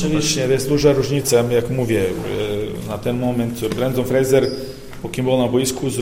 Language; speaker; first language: Polish; non-native, learner; Serbian